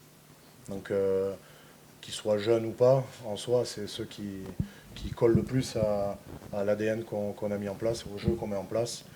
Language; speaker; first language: French; native; French